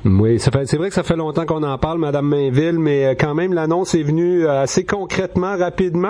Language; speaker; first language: French; native; French